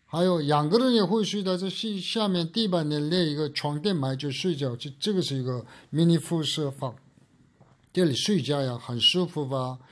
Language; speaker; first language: Chinese; native; Chinese